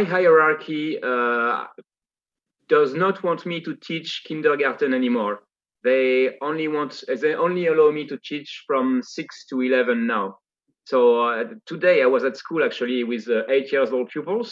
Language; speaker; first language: English; non-native, fluent; French